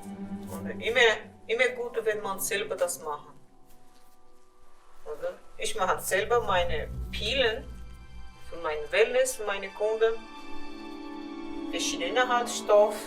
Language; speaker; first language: German; non-native, learner; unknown